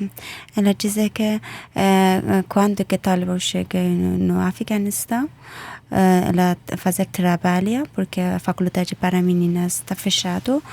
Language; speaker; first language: Portuguese; non-native, learner; Persian